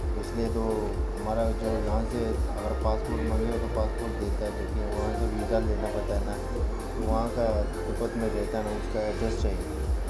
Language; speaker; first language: Hindi; non-native, learner; Tibetan